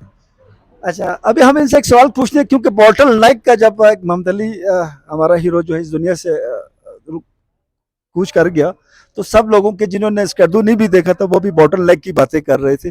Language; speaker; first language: Hindi; non-native, local second language; Balti